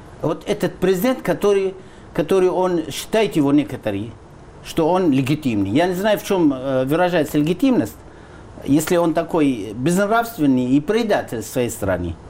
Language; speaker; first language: Russian; non-native, fluent; Arabic